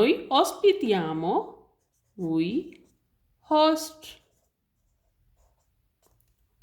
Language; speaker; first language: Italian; non-native, learner; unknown